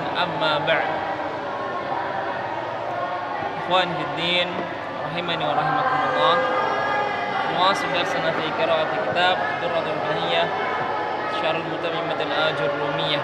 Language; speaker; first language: Arabic; non-native, fluent; Indonesian